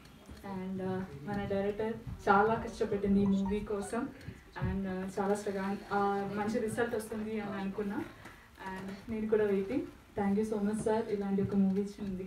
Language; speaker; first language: Telugu; non-native, learner; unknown